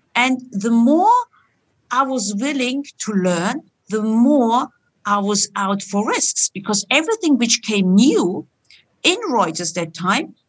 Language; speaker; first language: English; non-native, fluent; Turkish